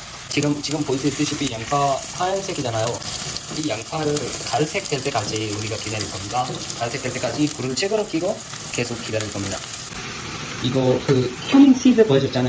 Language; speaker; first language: Korean; non-native, fluent; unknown